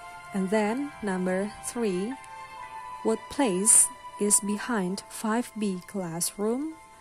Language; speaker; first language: English; non-native, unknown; Indonesian